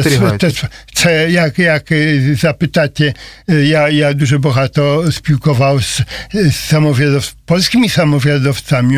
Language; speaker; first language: Ukrainian; non-native, learner; Polish